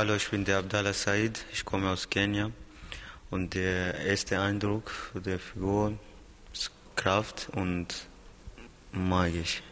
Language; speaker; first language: German; non-native, learner; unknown